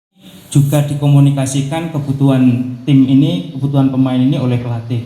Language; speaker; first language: Indonesian; native; Indonesian